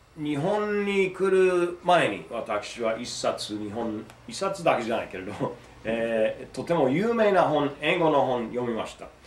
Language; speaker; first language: Japanese; non-native, fluent; English